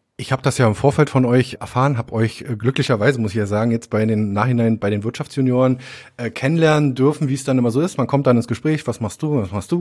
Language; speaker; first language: German; native; German